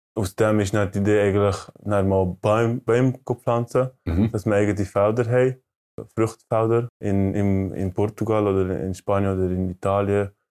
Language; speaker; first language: German; early bilingual, other home language; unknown